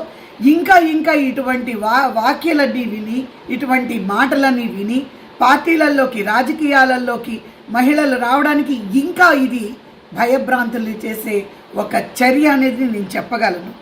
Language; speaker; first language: Telugu; native; Telugu